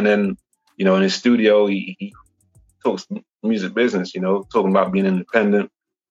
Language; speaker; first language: English; native; English